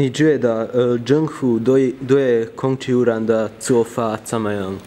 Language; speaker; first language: Chinese; non-native, learner; English